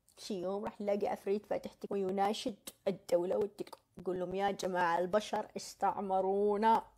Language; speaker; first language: Arabic; native; Arabic